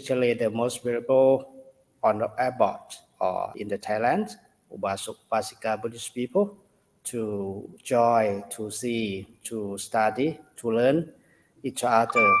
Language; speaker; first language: English; non-native, learner; Thai